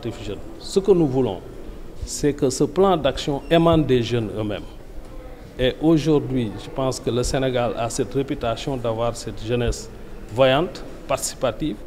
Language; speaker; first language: French; non-native, local second language; Wolof